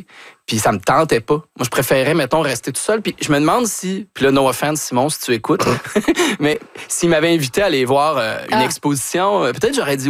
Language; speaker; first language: French; native; French